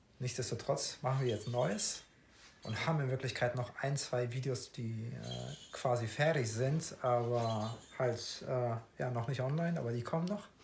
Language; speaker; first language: German; native; German